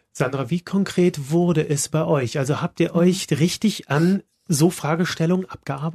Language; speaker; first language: German; native; German